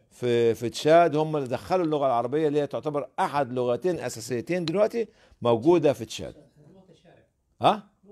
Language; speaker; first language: Arabic; native; Arabic